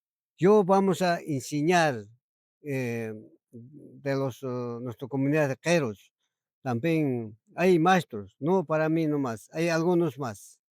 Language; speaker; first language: Spanish; non-native, local second language; Quechua